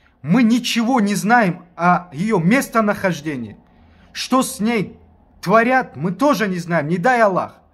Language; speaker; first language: Russian; non-native, local second language; Tajik